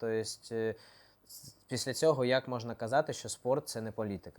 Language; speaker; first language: Ukrainian; non-native, local second language; Russian